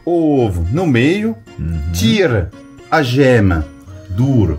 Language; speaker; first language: Portuguese; non-native, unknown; French